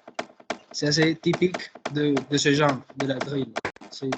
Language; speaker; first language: French; non-native, fluent; Spanish